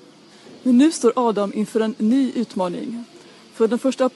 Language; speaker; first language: Swedish; native; Swedish